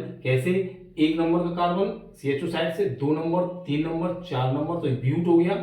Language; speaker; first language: Hindi; native; Hindi